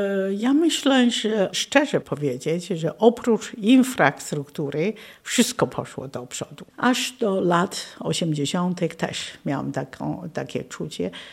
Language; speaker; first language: Polish; non-native, fluent; Chinese